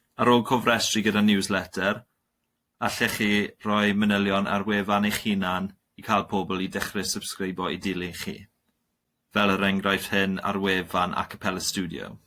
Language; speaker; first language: Welsh; non-native, local second language; English